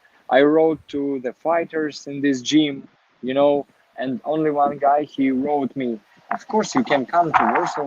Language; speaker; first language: English; non-native, learner; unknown